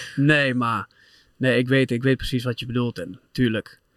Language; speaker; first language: Dutch; native; Dutch